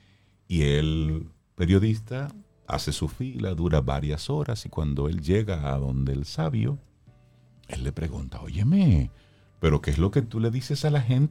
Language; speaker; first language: Spanish; native; Spanish